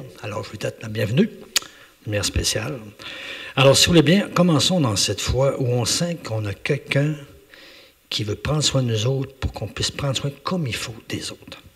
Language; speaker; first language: French; native; French